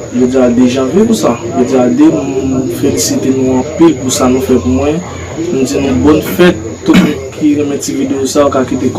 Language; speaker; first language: French; non-native, learner; Haitian Creole